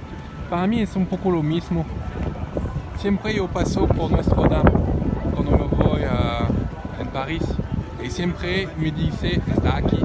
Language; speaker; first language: Spanish; non-native, learner; French